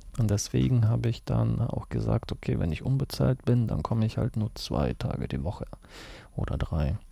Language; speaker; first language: German; early bilingual, other home language; Russian